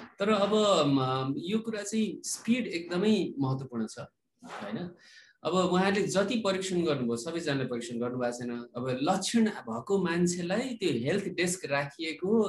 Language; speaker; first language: Nepali; native; Nepali